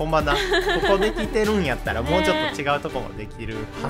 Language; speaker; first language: Japanese; native; Japanese